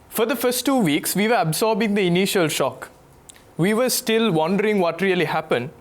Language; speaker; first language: English; non-native, local second language; Sinhala